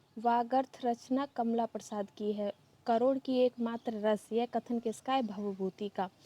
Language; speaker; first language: Hindi; native; Hindi